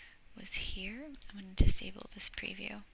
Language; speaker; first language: English; native; English